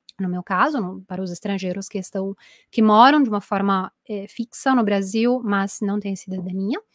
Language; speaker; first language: Portuguese; non-native, fluent; Italian